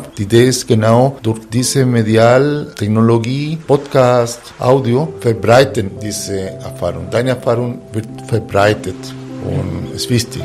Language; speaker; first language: German; non-native, fluent; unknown